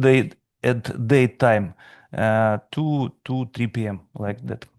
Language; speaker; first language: English; non-native, fluent; Russian